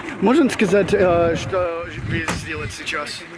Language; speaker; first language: Russian; non-native, learner; English